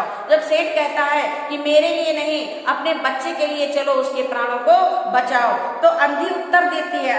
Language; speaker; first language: Hindi; native; Hindi